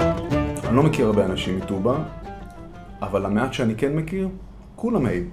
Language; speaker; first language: Hebrew; native; Hebrew